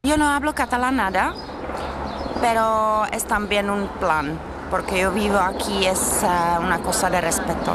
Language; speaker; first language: Spanish; non-native, learner; Czech